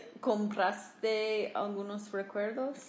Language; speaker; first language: Spanish; non-native, fluent; English